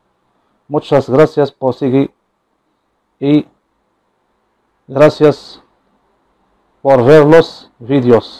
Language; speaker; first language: Spanish; non-native, learner; Arabic